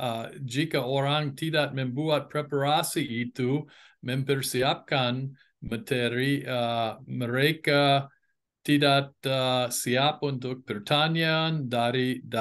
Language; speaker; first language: Indonesian; non-native, fluent; English